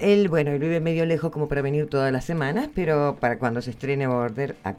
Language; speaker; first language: Spanish; native; Spanish